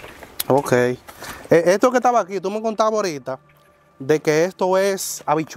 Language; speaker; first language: Spanish; native; Spanish